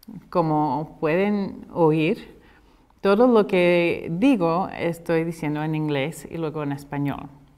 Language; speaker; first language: Spanish; non-native, fluent; English